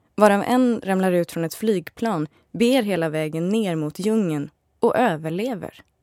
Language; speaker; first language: Swedish; native; Swedish